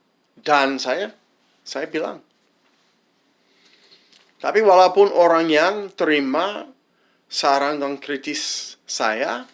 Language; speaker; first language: Indonesian; non-native, fluent; English